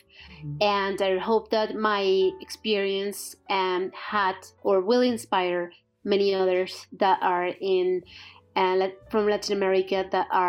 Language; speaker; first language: English; non-native, fluent; Spanish